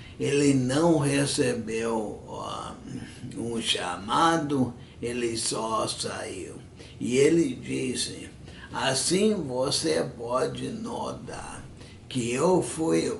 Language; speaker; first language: Portuguese; non-native, fluent; English